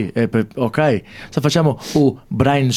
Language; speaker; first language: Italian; early bilingual, heritage; English